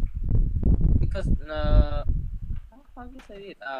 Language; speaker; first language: English; non-native, learner; Vietnamese